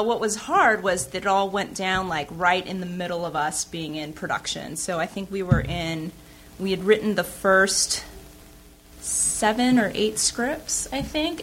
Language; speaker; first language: English; native; English